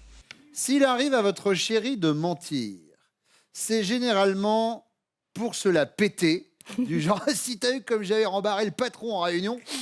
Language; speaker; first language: French; native; French